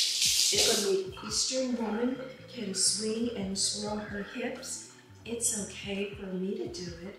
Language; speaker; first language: English; native; English